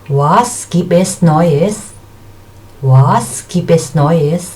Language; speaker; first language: German; non-native, fluent; Thai